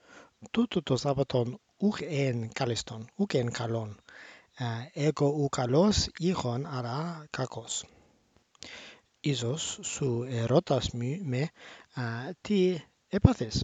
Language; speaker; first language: Greek; non-native, learner; English